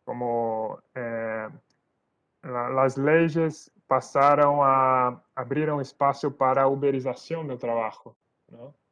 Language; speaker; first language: Spanish; non-native, fluent; Portuguese